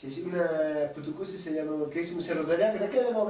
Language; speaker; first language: Spanish; native; Spanish